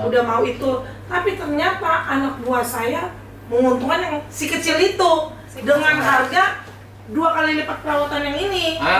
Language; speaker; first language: Indonesian; native; Indonesian